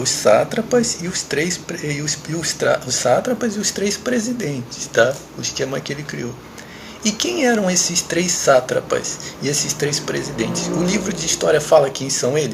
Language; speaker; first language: Portuguese; native; Portuguese